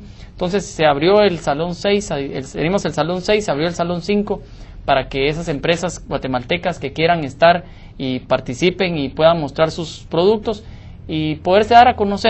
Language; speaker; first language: Spanish; native; Spanish